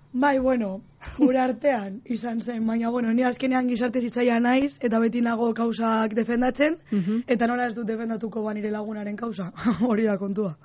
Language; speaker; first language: Basque; non-native, local second language; Spanish